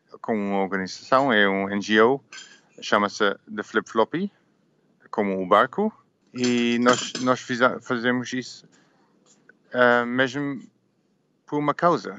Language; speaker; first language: Portuguese; non-native, learner; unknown